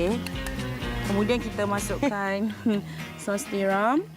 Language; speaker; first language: Malay; native; Malay